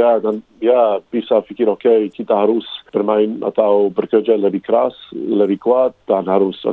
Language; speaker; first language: Indonesian; non-native, fluent; English